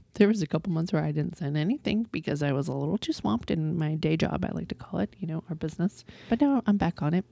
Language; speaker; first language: English; native; English